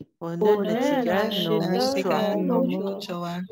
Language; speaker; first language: Korean; non-native, learner; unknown